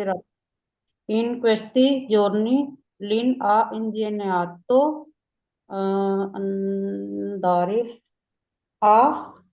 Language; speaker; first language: Italian; non-native, learner; Urdu